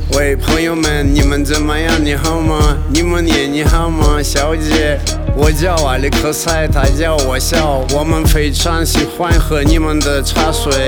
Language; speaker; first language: Chinese; non-native, learner; Russian